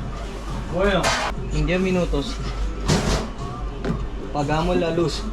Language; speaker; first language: Spanish; non-native, fluent; Filipino